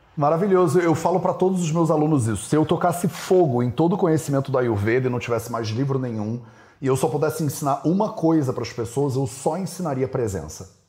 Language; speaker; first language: Portuguese; native; Portuguese